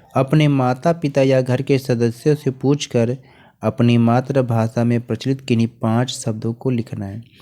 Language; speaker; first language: Hindi; native; Hindi